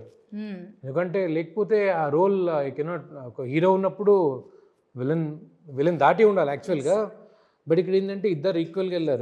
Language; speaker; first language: Telugu; native; Telugu